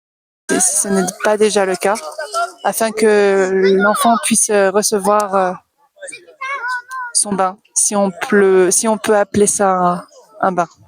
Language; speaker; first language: French; native; French